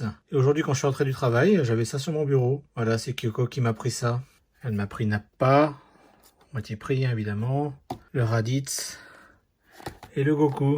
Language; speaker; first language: French; native; French